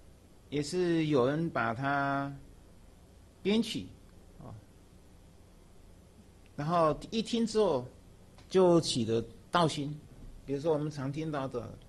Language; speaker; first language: Chinese; native; Chinese